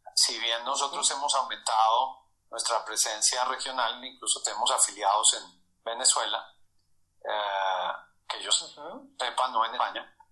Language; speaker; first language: Spanish; native; Spanish